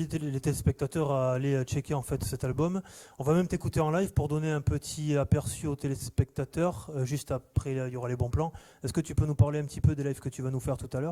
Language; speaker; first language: French; native; French